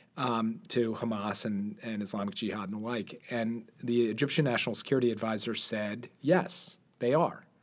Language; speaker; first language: English; native; English